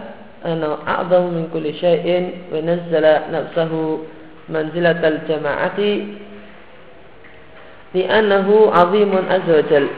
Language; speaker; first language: Arabic; non-native, fluent; Indonesian